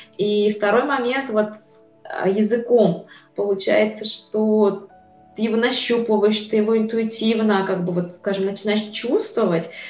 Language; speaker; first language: Russian; native; Russian